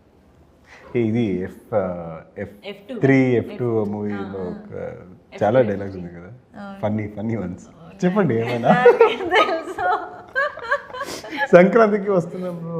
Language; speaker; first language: Telugu; non-native, learner; Kannada